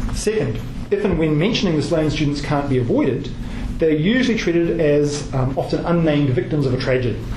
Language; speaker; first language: English; native; English